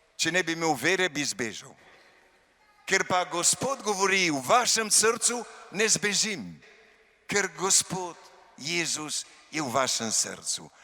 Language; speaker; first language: Slovenian; early bilingual, heritage; Slovenian